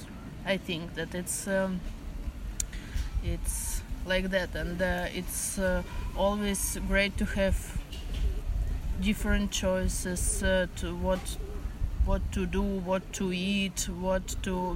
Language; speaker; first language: English; non-native, fluent; Russian